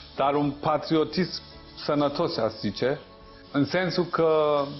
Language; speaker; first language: Romanian; non-native, fluent; Persian